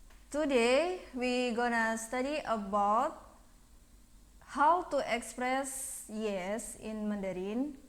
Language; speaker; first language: English; non-native, local second language; Indonesian